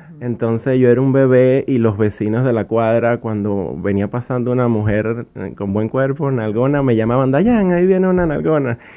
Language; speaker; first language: Spanish; native; Spanish